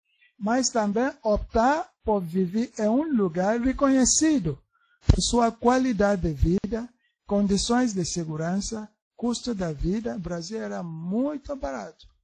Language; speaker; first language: Portuguese; non-native, learner; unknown